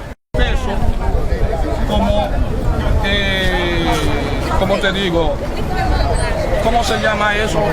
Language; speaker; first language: Spanish; non-native, fluent; Haitian Creole